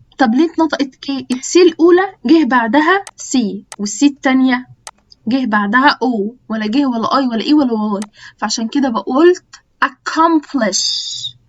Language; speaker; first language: Egyptian Arabic; native; Egyptian Arabic